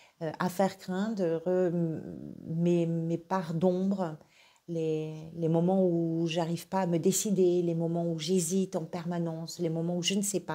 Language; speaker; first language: French; native; French